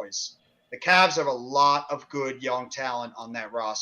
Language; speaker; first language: English; native; English